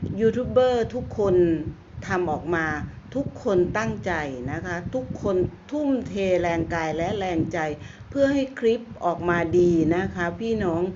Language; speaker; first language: Thai; native; Thai